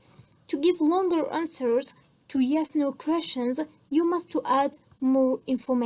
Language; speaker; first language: English; non-native, fluent; Central Kurdish